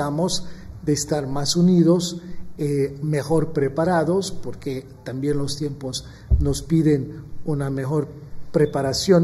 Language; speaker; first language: Spanish; non-native, fluent; Maltese